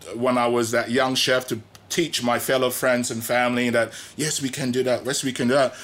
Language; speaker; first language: English; native; English